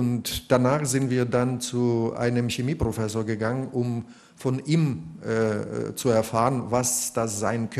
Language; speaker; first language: German; non-native, fluent; Russian